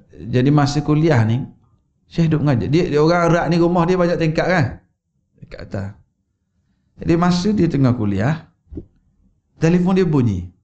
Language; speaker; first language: Malay; native; Malay